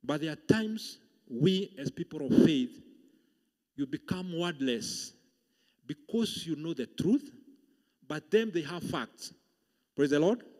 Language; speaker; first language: English; non-native, local second language; Swahili